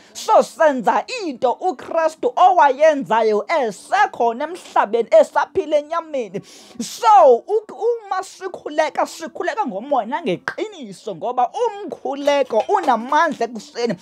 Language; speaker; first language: Zulu; non-native, local second language; Xhosa